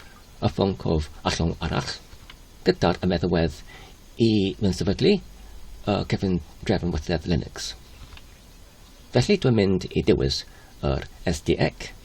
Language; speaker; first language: Welsh; non-native, learner; Polish